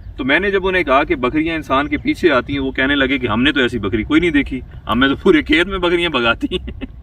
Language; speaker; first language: Hindi; non-native, local second language; Punjabi